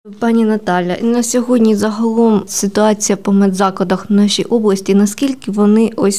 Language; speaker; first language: Ukrainian; native; Ukrainian